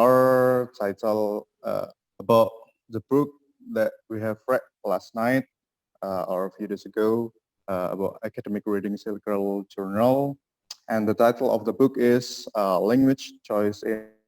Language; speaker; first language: English; non-native, learner; Indonesian